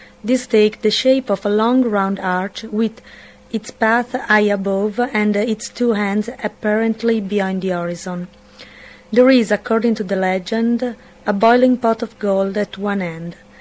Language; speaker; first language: English; non-native, fluent; Italian